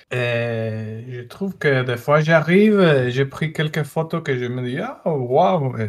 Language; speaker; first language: French; non-native, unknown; Spanish